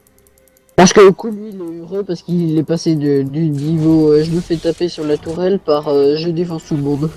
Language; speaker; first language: French; native; French